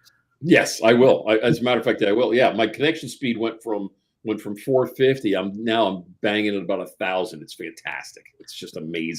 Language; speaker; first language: English; native; English